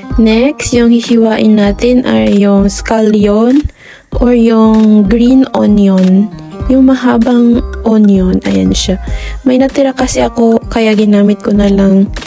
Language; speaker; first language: Filipino; native; Filipino